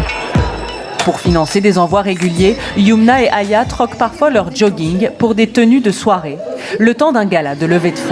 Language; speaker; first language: French; native; French